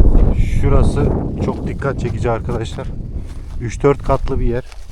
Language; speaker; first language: Turkish; native; Turkish